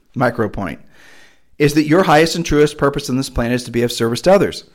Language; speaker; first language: English; native; English